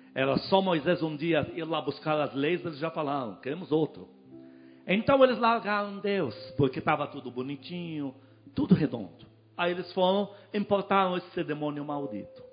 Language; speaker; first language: Portuguese; non-native, fluent; Arabic